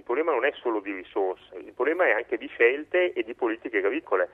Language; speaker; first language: Italian; native; Italian